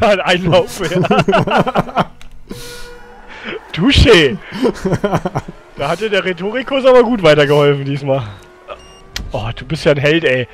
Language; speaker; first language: German; native; German